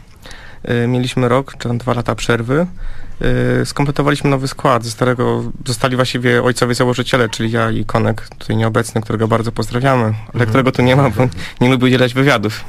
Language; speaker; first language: Polish; native; Polish